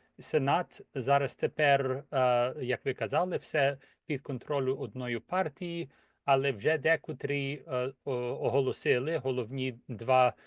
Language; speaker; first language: Ukrainian; early bilingual, heritage; Ukrainian